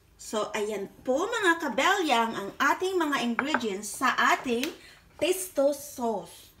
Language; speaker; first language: Filipino; non-native, local second language; Cebuano